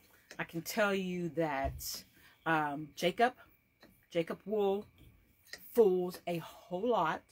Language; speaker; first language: English; native; English